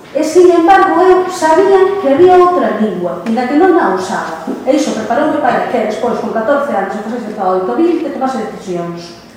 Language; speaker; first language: Galician; non-native, local second language; Spanish